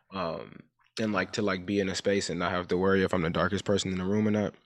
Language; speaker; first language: English; early bilingual, other home language; Yoruba